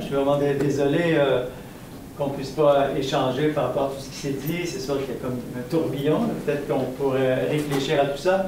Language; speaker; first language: French; native; French